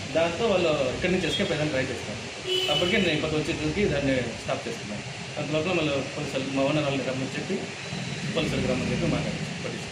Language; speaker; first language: Telugu; native; Telugu